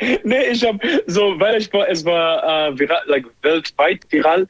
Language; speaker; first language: German; non-native, learner; English